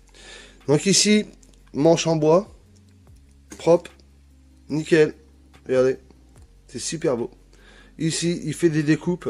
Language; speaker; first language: French; native; French